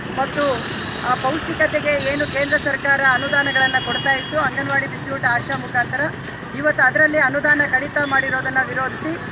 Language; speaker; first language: Kannada; native; Kannada